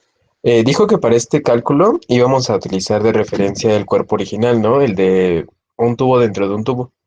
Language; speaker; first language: Spanish; native; Spanish